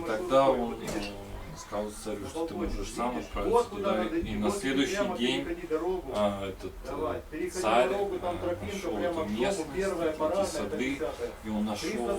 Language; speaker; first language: Russian; native; Russian